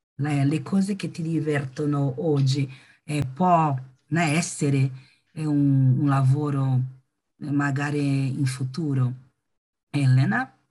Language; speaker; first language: Italian; non-native, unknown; Portuguese